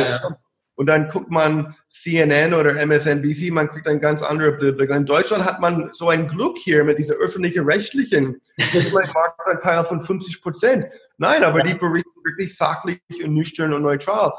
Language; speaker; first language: German; non-native, fluent; English